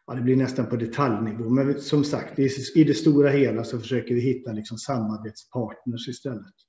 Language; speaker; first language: Swedish; native; Swedish